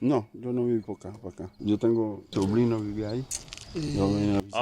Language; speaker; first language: Spanish; non-native, learner; Haitian Creole